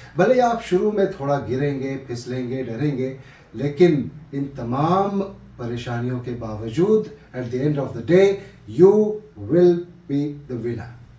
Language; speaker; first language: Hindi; native; Hindi